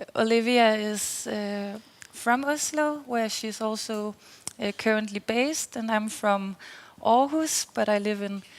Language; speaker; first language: English; non-native, fluent; Danish